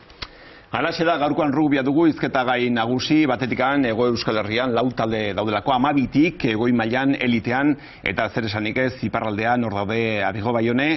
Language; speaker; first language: Basque; native; Basque